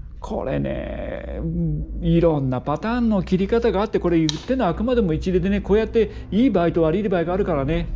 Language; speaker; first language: Japanese; native; Japanese